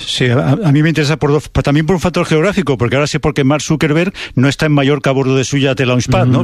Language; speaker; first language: Spanish; native; Spanish